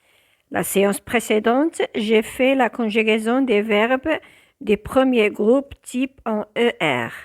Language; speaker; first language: French; non-native, local second language; Arabic